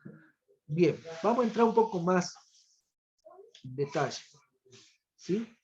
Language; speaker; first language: Spanish; native; Spanish